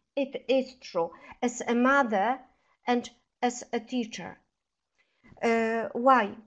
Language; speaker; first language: English; non-native, fluent; Polish